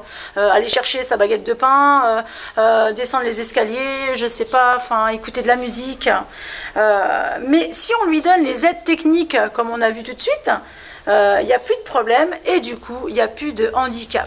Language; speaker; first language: French; native; French